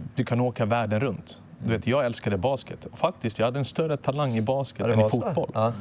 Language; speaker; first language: Swedish; early bilingual, other home language; Serbian